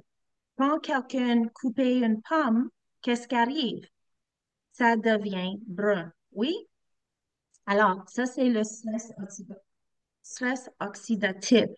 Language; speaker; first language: French; non-native, learner; English